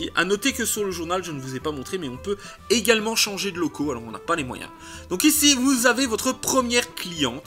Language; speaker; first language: French; native; French